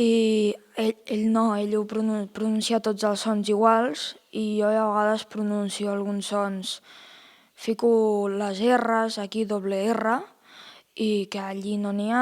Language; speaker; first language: Catalan; early bilingual, heritage; Russian